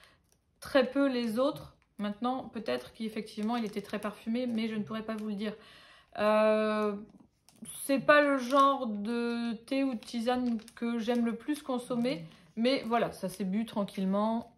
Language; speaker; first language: French; native; French